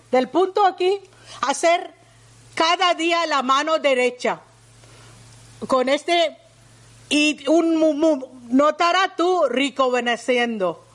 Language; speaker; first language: Spanish; non-native, learner; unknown